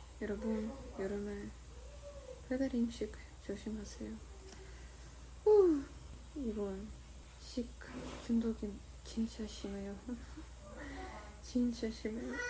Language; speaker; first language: Korean; non-native, fluent; Ukrainian